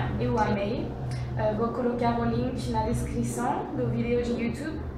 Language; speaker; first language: Portuguese; non-native, learner; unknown